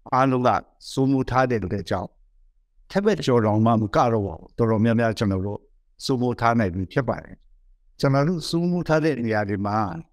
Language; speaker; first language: Burmese; non-native, local second language; Kachin